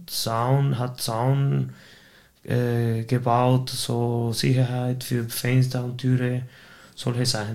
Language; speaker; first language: German; non-native, fluent; Spanish